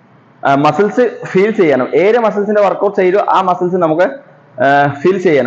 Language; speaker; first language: Malayalam; non-native, learner; Assamese